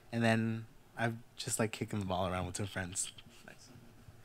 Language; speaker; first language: English; early bilingual, other home language; Spanish